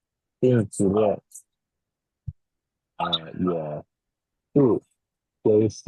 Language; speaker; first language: Chinese; non-native, learner; Indonesian